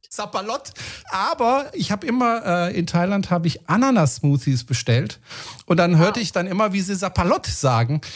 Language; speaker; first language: German; native; German